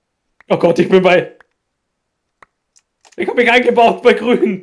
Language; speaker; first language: German; native; German